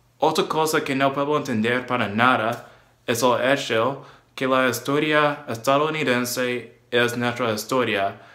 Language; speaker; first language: Spanish; non-native, learner; English